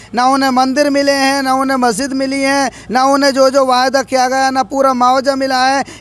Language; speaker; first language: Hindi; native; Hindi